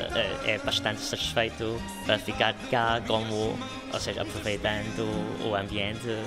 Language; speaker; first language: Portuguese; non-native, local second language; Chinese